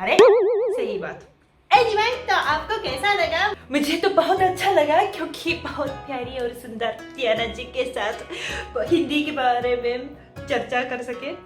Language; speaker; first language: Hindi; non-native, fluent; Japanese